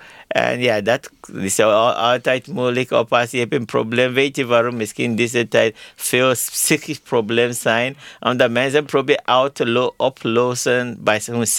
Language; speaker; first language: Dutch; non-native, learner; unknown